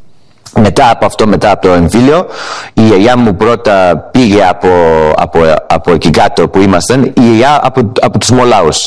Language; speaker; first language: Greek; early bilingual, heritage; English